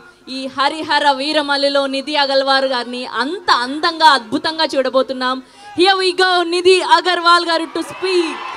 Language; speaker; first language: Telugu; native; Telugu